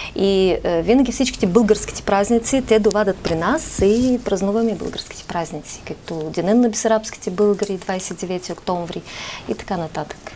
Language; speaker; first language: Bulgarian; early bilingual, heritage; Bulgarian